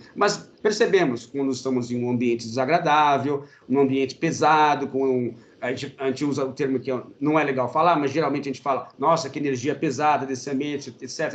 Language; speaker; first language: Portuguese; native; Portuguese